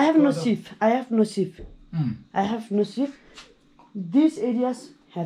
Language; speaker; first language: English; non-native, learner; Nepali